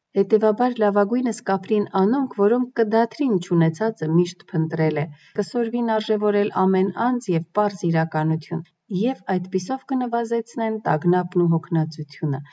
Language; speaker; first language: Armenian; early bilingual, heritage; Armenian